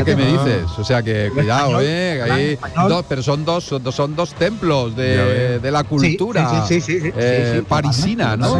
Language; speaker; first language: Spanish; native; Spanish